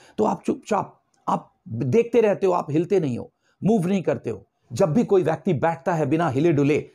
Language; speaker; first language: Hindi; native; Hindi